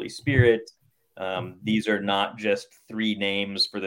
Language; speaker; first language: English; native; English